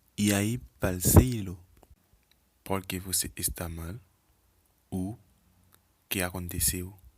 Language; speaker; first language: Portuguese; non-native, learner; Haitian Creole